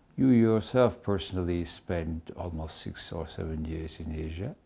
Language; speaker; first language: English; non-native, fluent; Mongolian